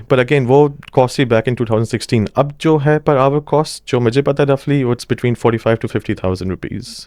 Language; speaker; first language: Urdu; non-native, local second language; Punjabi